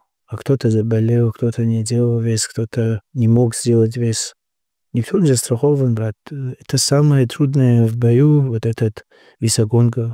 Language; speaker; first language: Russian; non-native, local second language; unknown